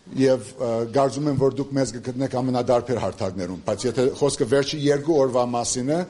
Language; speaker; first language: Armenian; early bilingual, heritage; Armenian